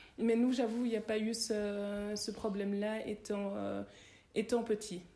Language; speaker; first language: French; early bilingual, other home language; Lingala